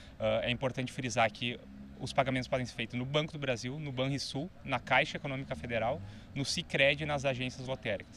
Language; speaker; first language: Portuguese; native; Portuguese